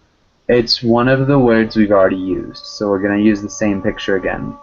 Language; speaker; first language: English; native; English